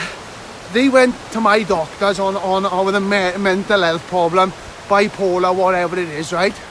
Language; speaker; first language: English; native; English